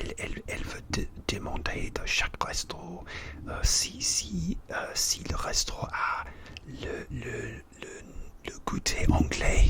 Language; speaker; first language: French; non-native, learner; English